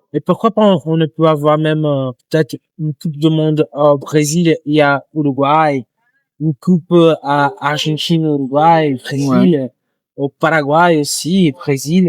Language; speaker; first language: French; non-native, learner; Portuguese